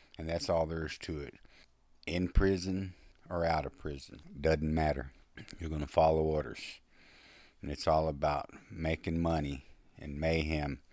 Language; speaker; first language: English; early bilingual, other home language; Spanish